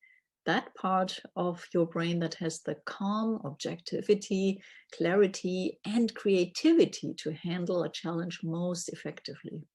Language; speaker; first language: English; non-native, fluent; German